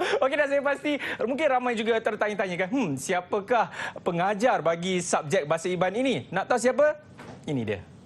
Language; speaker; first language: Malay; native; Malay